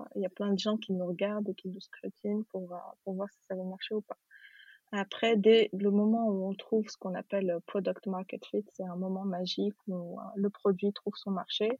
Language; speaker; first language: French; non-native, local second language; Arabic